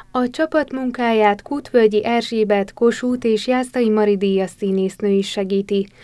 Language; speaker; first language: Hungarian; native; Hungarian